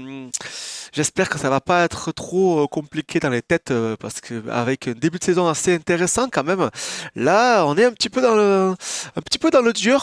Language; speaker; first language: French; native; French